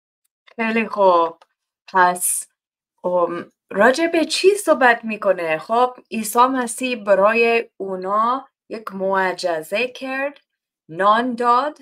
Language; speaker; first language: Persian; non-native, learner; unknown